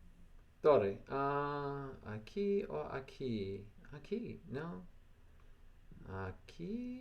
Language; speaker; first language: Spanish; non-native, learner; English